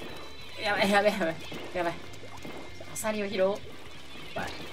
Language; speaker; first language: Japanese; native; Japanese